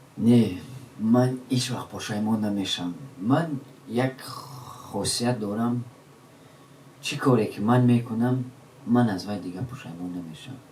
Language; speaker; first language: Tajik; non-native, local second language; Shughni